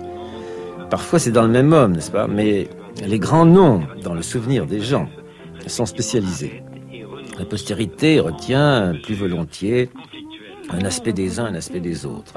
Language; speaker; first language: French; native; French